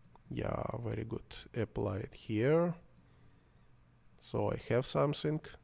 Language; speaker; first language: English; non-native, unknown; Russian